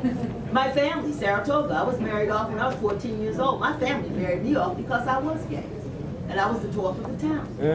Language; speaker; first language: English; native; English